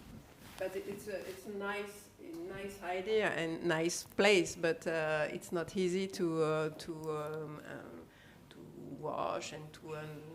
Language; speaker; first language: English; non-native, learner; French